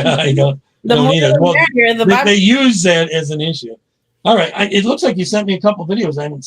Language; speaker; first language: English; native; English